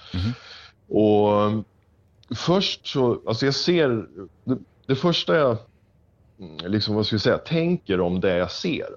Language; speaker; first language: Swedish; native; Swedish